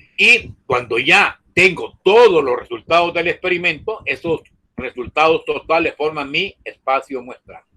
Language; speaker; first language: Spanish; native; Spanish